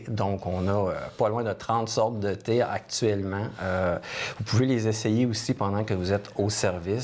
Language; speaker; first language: French; native; French